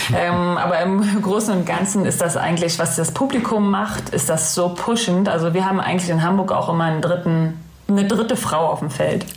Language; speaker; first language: German; native; German